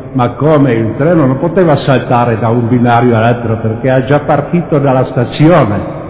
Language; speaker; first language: Italian; non-native, fluent; Czech